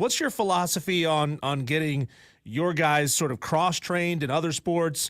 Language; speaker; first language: English; native; English